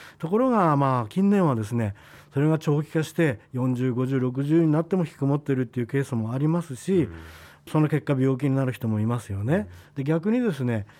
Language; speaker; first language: Japanese; native; Japanese